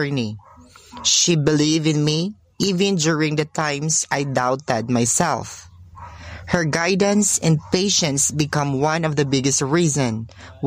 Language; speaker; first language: English; non-native, local second language; Hiligaynon